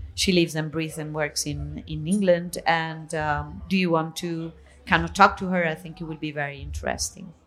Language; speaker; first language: English; non-native, fluent; Italian